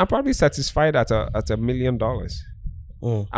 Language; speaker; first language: English; non-native, local second language; Igbo